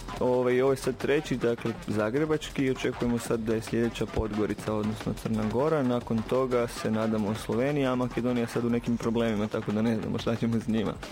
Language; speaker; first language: Croatian; native; Croatian